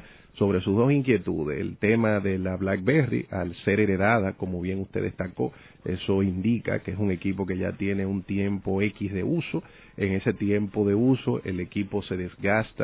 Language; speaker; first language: Spanish; native; Spanish